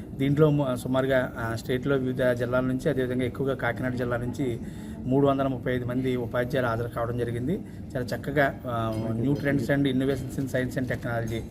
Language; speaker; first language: Telugu; native; Telugu